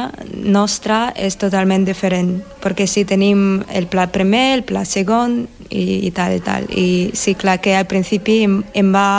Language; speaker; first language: Catalan; non-native, learner; Spanish